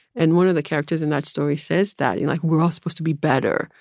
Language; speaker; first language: English; early bilingual, other home language; Haitian Creole